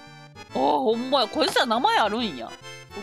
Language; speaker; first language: Japanese; native; Japanese